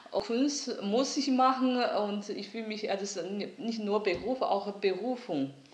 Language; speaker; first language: German; non-native, learner; Chinese